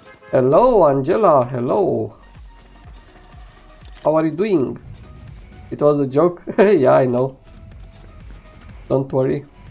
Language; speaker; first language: English; non-native, fluent; Romanian